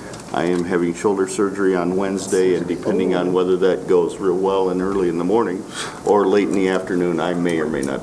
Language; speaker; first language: English; native; English